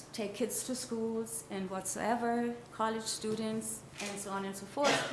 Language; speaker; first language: English; non-native, fluent; German